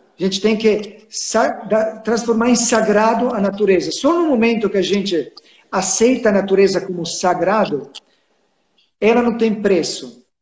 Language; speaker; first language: Portuguese; non-native, fluent; Serbian